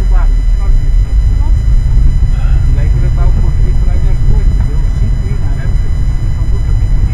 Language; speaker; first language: Portuguese; native; Portuguese